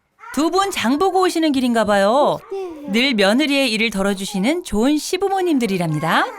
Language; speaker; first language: Korean; native; Korean